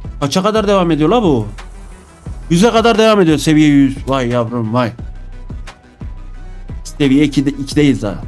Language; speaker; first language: Turkish; native; Turkish